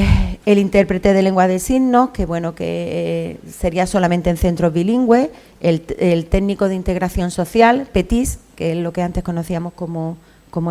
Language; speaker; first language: Spanish; native; Spanish